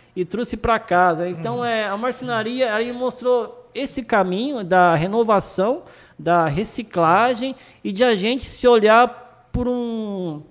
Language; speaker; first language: Portuguese; early bilingual, other home language; Japanese